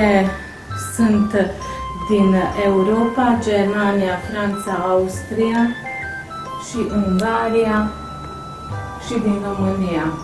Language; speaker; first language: Romanian; non-native, local second language; Hungarian